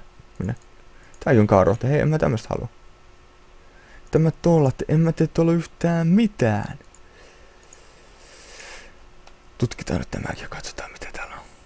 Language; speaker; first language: Finnish; native; Finnish